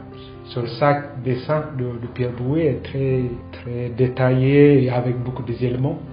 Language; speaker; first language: French; non-native, fluent; Indonesian